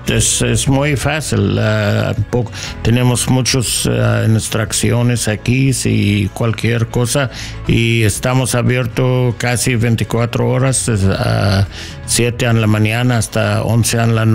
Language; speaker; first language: Spanish; non-native, learner; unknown